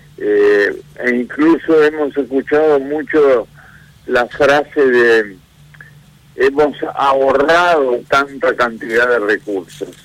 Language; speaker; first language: Spanish; native; Spanish